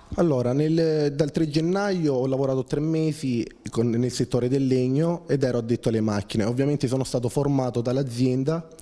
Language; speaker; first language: Italian; native; Italian